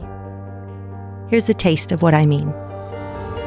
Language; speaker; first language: English; native; English